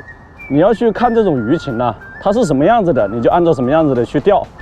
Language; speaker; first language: Chinese; native; Chinese